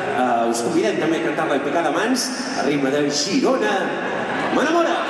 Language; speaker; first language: Catalan; native; Catalan